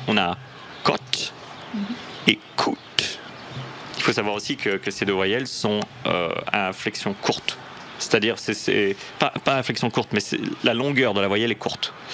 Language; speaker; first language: French; native; French